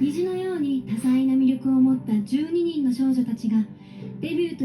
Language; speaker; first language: Japanese; native; Japanese